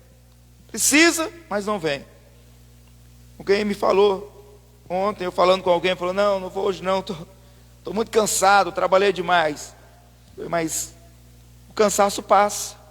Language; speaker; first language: Portuguese; native; Portuguese